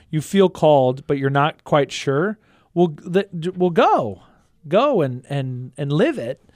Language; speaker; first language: English; native; English